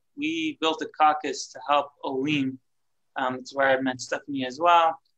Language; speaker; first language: English; native; English